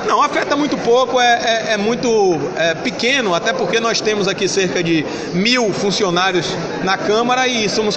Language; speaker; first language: Portuguese; native; Portuguese